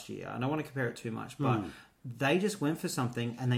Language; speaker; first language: English; native; English